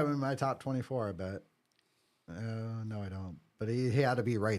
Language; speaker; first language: English; native; English